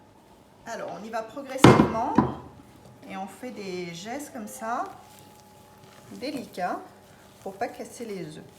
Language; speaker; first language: French; native; French